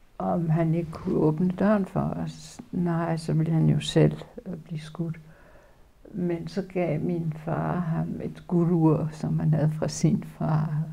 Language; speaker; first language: Danish; early bilingual, other home language; Polish